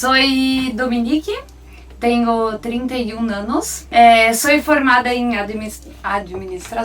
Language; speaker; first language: Spanish; non-native, learner; Portuguese